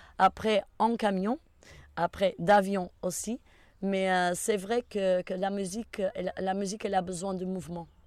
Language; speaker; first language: French; non-native, fluent; Portuguese